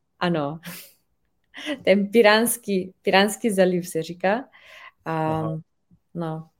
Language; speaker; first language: Czech; non-native, fluent; Slovenian